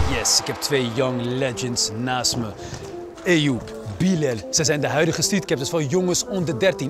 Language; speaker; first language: Dutch; native; Dutch